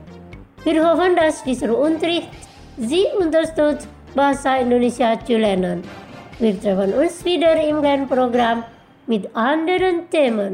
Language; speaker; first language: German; non-native, learner; Indonesian